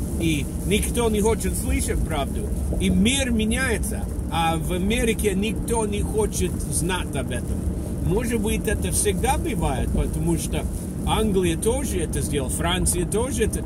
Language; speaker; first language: Russian; non-native, fluent; English